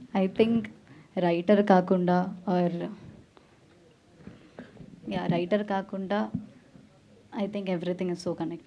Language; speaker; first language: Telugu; non-native, learner; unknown